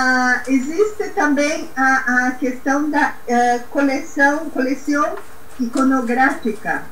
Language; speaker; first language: Spanish; non-native, learner; Portuguese